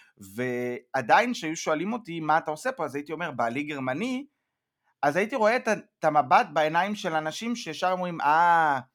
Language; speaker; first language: Hebrew; native; Hebrew